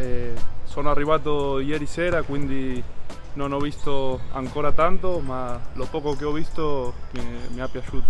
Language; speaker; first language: Italian; non-native, fluent; Spanish